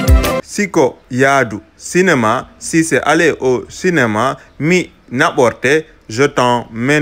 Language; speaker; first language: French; non-native, local second language; Fula